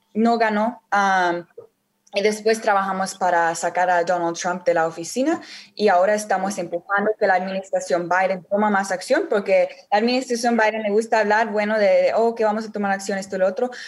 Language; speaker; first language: Spanish; early bilingual, heritage; Spanish